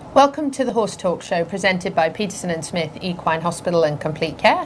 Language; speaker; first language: English; native; English